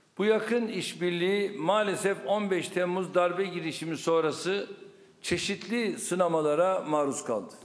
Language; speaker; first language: Turkish; native; Turkish